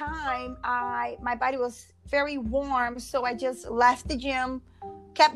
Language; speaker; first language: English; non-native, fluent; Portuguese